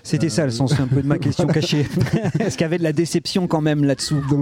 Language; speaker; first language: French; native; French